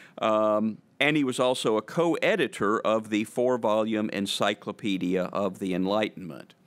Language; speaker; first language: English; native; English